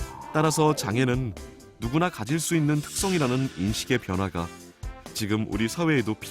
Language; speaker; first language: Korean; native; Korean